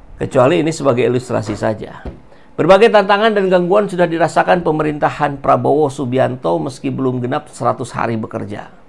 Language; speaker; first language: Indonesian; native; Indonesian